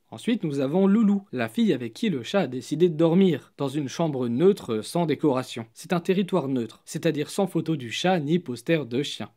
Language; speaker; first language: French; native; French